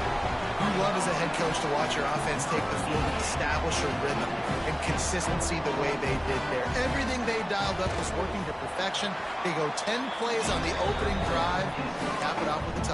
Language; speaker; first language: English; native; English